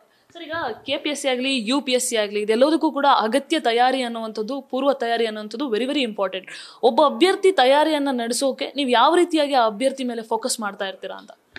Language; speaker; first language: Kannada; native; Kannada